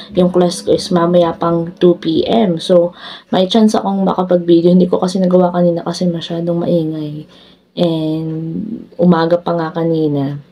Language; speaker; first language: Filipino; native; Filipino